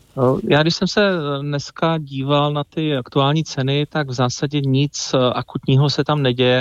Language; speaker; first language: Czech; native; Czech